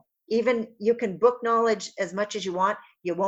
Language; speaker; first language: English; native; English